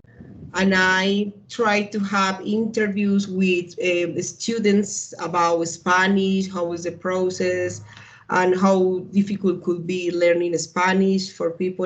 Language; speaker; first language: English; non-native, learner; Spanish